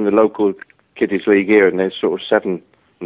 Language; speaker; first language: English; native; English